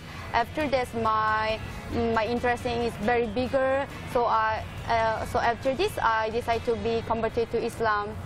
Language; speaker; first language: English; non-native, fluent; Korean